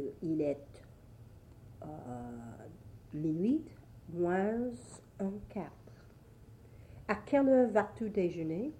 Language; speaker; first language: French; non-native, learner; English